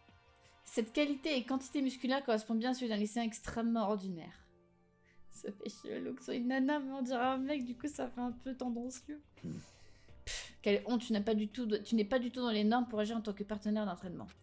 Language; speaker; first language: French; native; French